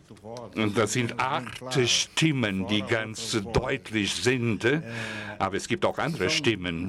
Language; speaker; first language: German; non-native, fluent; Portuguese